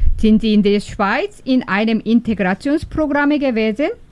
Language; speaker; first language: German; non-native, fluent; Korean